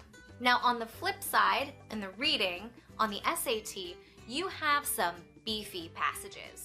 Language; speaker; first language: English; native; English